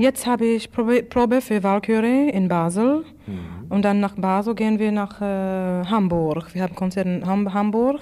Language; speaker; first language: German; non-native, fluent; English